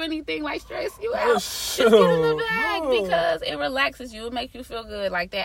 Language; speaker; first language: English; native; English